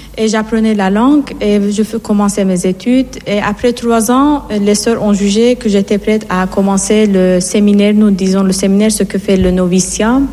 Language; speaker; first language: French; non-native, fluent; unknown